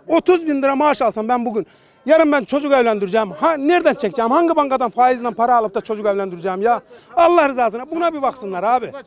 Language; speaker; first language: Turkish; native; Turkish